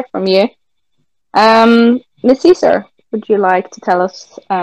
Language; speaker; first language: English; non-native, fluent; Norwegian